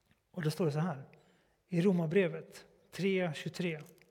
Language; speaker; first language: Swedish; native; Swedish